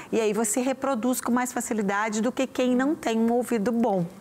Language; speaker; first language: Portuguese; native; Portuguese